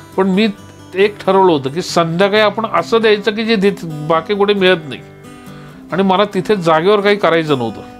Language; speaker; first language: Marathi; native; Marathi